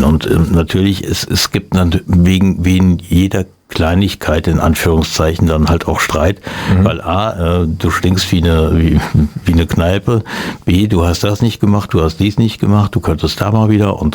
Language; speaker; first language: German; native; German